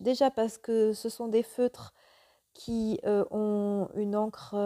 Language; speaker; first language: French; native; French